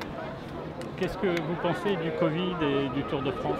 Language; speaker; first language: French; native; French